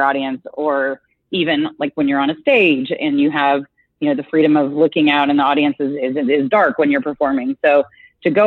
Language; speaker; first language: English; native; English